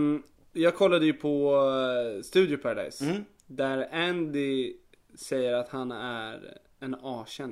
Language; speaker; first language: Swedish; native; Swedish